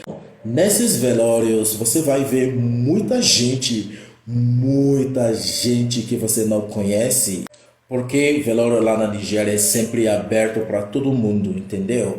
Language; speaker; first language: Portuguese; non-native, fluent; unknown